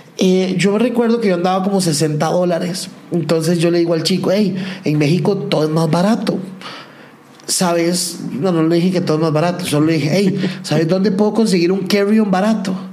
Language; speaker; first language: Spanish; native; Spanish